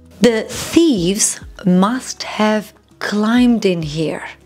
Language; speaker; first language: English; non-native, fluent; Turkish